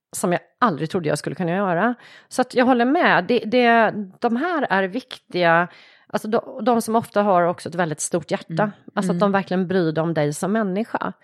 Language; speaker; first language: Swedish; native; Swedish